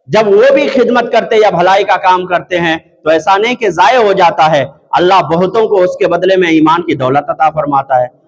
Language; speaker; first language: Urdu; native; Urdu